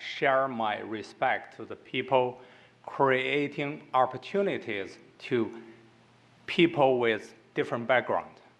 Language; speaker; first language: English; non-native, fluent; Chinese